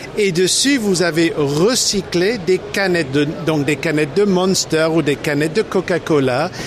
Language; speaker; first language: French; non-native, fluent; English